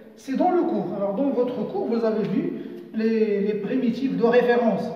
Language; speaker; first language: French; non-native, local second language; Arabic